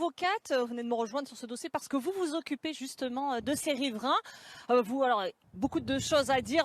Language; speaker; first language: French; native; French